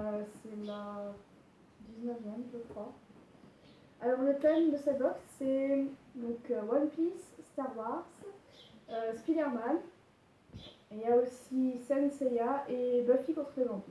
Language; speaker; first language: French; native; French